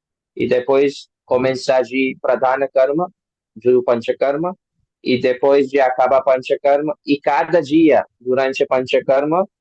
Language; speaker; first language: Portuguese; non-native, learner; Hindi